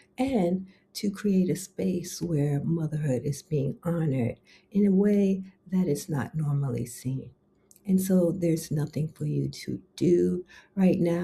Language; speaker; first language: English; native; English